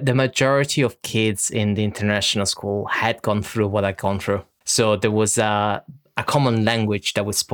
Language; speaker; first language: English; early bilingual, other home language; Italian